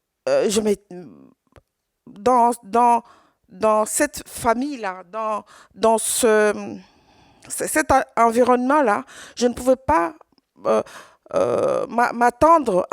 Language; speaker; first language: French; non-native, local second language; Swahili